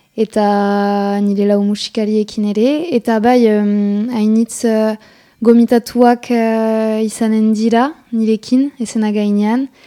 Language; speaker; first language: Basque; non-native, local second language; French